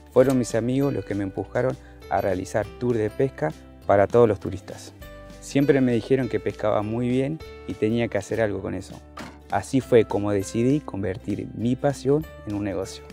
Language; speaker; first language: Spanish; native; Spanish